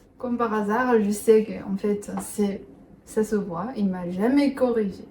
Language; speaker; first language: French; non-native, fluent; Chinese